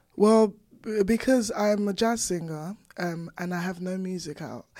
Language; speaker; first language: English; non-native, local second language; Igbo